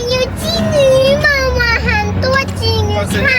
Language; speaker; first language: Chinese; early bilingual, heritage; Chinese